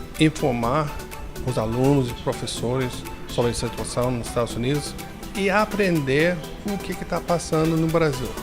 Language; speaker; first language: Portuguese; non-native, fluent; English